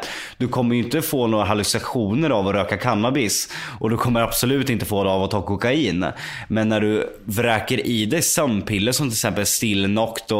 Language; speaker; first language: Swedish; native; Swedish